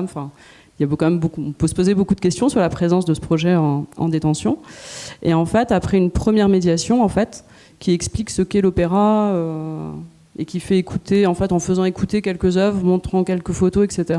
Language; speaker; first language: French; native; French